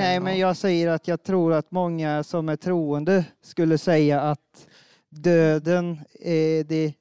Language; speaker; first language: Swedish; native; Swedish